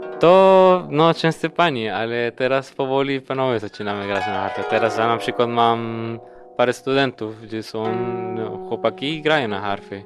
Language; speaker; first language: Polish; non-native, learner; Spanish